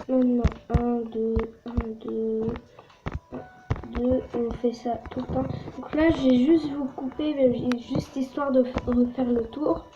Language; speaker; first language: French; native; French